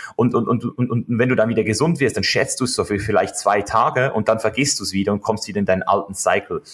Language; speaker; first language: German; native; German